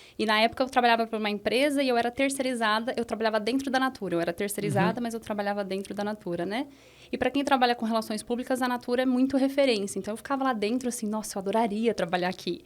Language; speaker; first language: Portuguese; native; Portuguese